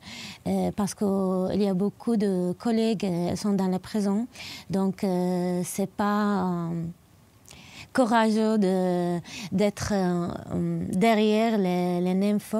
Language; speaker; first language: French; non-native, learner; Arabic